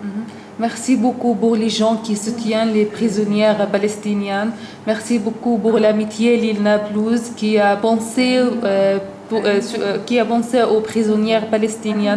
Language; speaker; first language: French; non-native, learner; Arabic